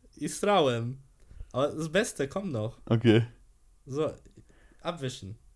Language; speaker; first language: German; early bilingual, other home language; Polish